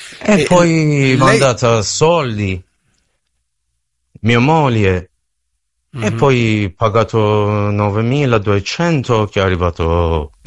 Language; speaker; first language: Italian; non-native, learner; Persian